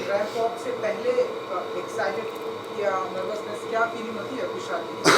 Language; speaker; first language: Hindi; native; Hindi